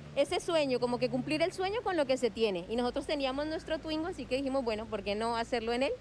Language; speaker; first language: Spanish; native; Spanish